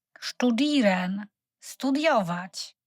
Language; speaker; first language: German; non-native, fluent; Polish